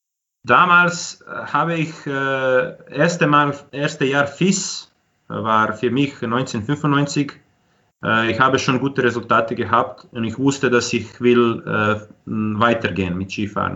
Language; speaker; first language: German; non-native, fluent; Croatian